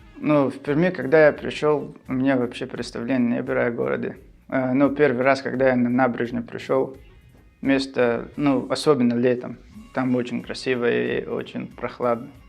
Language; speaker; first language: Russian; non-native, local second language; Shughni